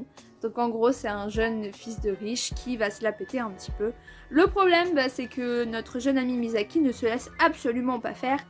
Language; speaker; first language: French; native; French